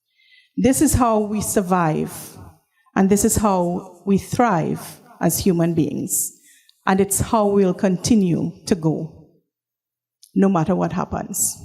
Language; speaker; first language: English; native; English